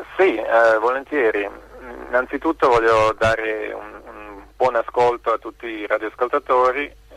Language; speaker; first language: Italian; non-native, fluent; French